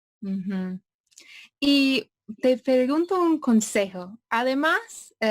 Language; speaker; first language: Spanish; non-native, fluent; English